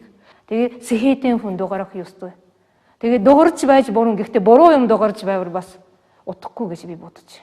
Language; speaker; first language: Mongolian; non-native, fluent; Japanese